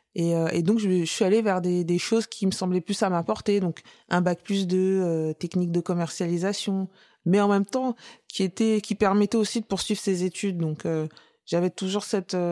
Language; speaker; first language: French; native; French